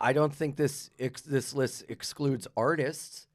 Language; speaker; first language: English; native; English